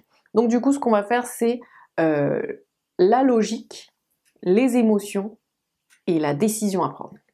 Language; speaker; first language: French; native; French